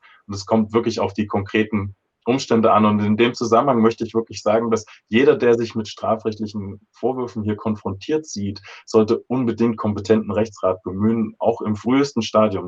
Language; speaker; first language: German; native; German